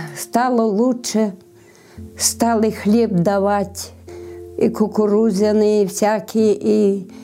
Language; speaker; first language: Ukrainian; native; Ukrainian